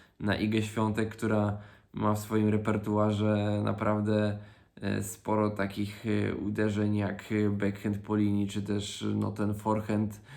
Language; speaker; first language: Polish; native; Polish